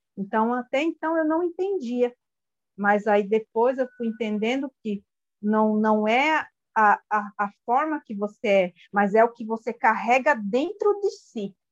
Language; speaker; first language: Portuguese; non-native, local second language; Guarani